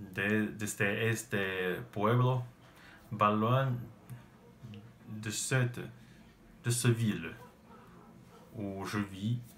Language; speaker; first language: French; non-native, learner; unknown